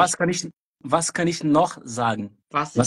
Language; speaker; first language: German; non-native, fluent; Portuguese